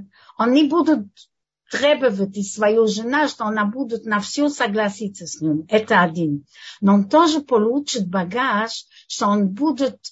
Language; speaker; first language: Russian; non-native, fluent; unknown